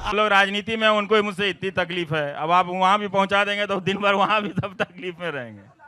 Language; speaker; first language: Hindi; non-native, local second language; Bhojpuri